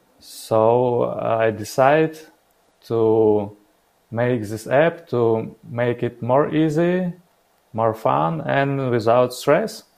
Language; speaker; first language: English; non-native, learner; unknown